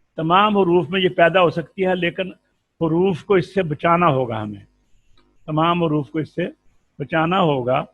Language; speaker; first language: Urdu; non-native, local second language; Punjabi